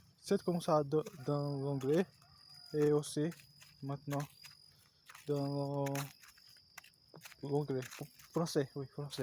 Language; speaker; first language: French; non-native, learner; Portuguese